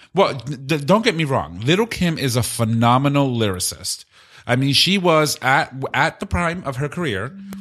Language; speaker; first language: English; native; English